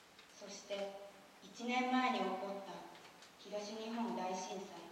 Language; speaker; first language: Japanese; native; Japanese